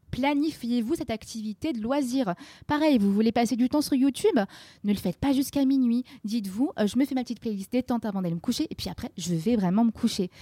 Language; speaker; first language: French; native; French